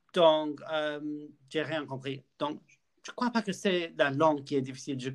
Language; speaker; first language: French; non-native, learner; English